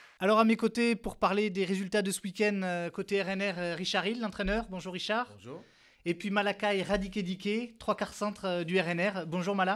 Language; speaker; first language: French; native; French